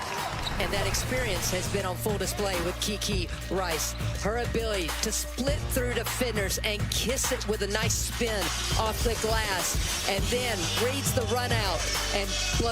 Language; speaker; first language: English; native; English